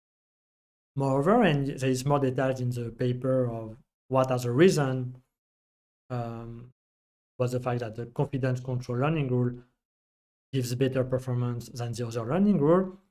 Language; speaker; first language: English; non-native, fluent; French